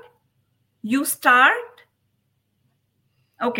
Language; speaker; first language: English; non-native, local second language; Hindi